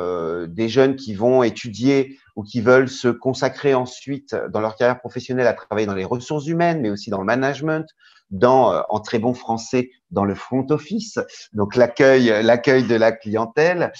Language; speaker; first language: French; native; French